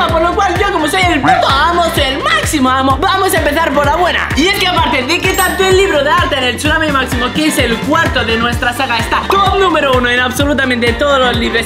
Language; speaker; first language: Spanish; native; Spanish